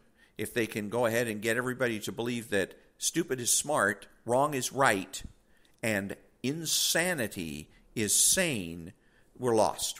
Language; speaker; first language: English; native; English